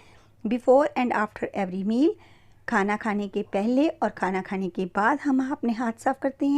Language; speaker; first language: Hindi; native; Hindi